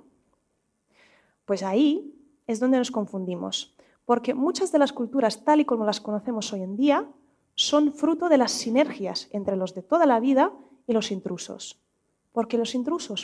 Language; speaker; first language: Spanish; non-native, fluent; Russian